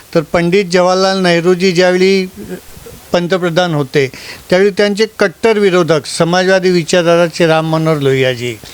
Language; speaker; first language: Marathi; non-native, local second language; Gujarati